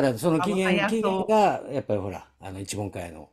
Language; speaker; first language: Japanese; native; Japanese